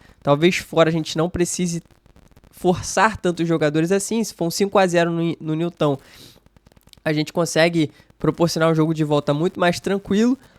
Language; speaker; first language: Portuguese; native; Portuguese